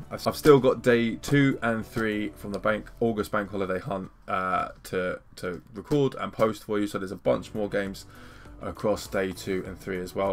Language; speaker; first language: English; native; English